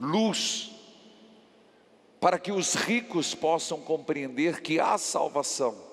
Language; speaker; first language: Portuguese; native; Portuguese